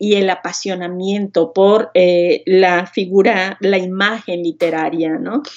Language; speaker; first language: Spanish; native; Spanish